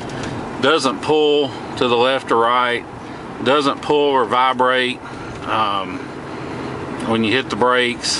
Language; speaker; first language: English; native; English